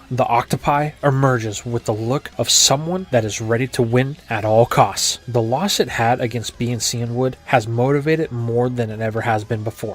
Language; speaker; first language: English; native; English